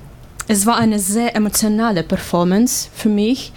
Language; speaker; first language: German; non-native, learner; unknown